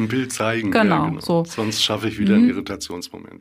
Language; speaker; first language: German; native; German